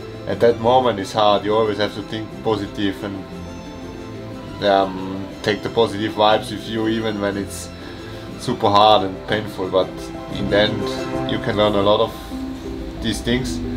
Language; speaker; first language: English; non-native, fluent; German